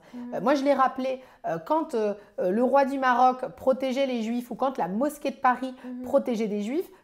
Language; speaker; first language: French; native; French